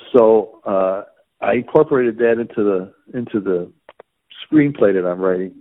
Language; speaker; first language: English; native; English